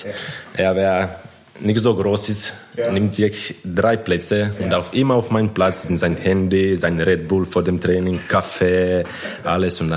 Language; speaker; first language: German; non-native, fluent; Croatian